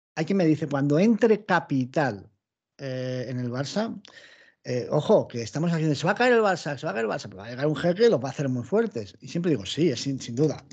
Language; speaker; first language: Spanish; native; Spanish